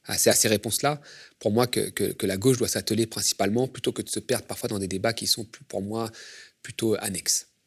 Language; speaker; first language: French; native; French